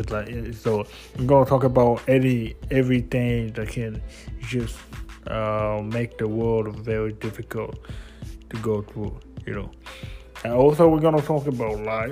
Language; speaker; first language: English; non-native, fluent; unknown